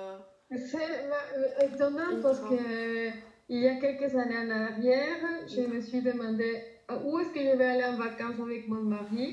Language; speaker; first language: French; non-native, fluent; Spanish